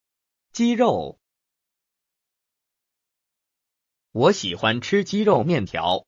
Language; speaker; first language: Chinese; non-native, learner; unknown